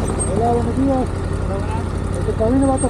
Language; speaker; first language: Spanish; non-native, learner; Persian